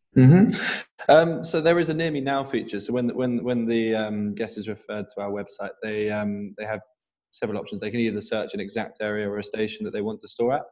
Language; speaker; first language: English; native; English